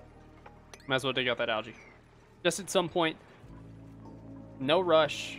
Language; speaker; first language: English; native; English